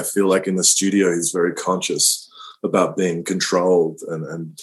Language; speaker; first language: English; native; English